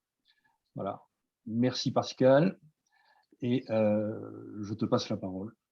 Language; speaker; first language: French; native; French